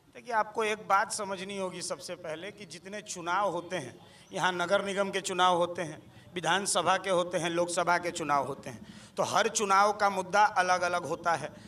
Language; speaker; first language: Hindi; native; Hindi